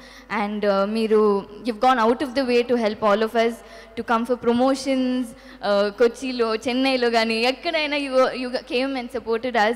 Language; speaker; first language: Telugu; non-native, local second language; Tamil